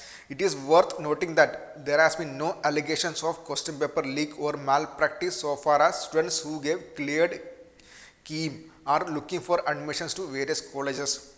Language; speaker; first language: English; non-native, local second language; Malayalam